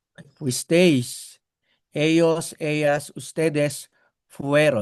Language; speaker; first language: Spanish; non-native, learner; Filipino